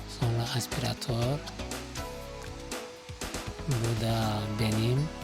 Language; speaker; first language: Turkish; non-native, fluent; Arabic